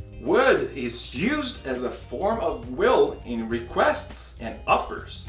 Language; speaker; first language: English; non-native, fluent; Portuguese